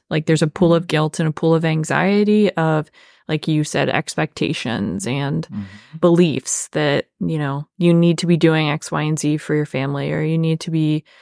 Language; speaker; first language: English; native; English